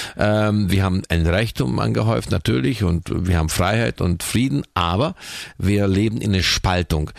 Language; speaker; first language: German; non-native, fluent; Hungarian